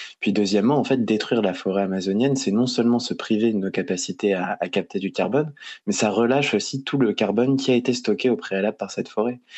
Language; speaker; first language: French; native; French